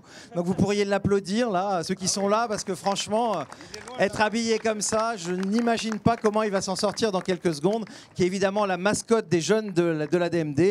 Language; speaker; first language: French; native; French